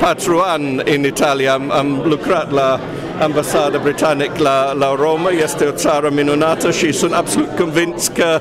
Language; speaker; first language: Romanian; non-native, fluent; English